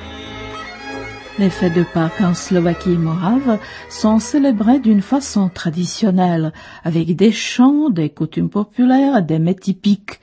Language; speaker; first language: French; non-native, fluent; Czech